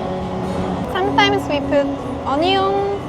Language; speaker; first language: English; non-native, learner; Japanese